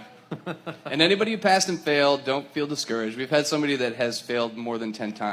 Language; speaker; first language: English; native; English